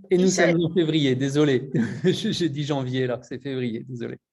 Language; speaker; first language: French; native; French